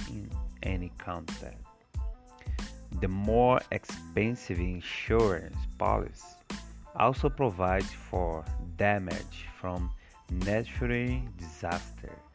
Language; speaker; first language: English; non-native, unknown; Portuguese